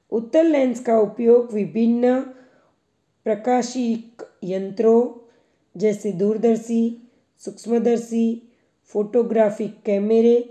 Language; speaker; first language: Hindi; non-native, local second language; Gujarati